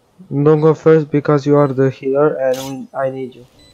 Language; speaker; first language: English; non-native, learner; Serbian